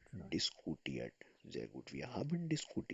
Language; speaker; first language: German; non-native, fluent; Urdu